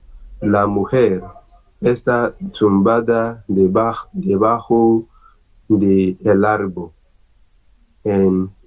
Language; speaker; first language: Spanish; non-native, learner; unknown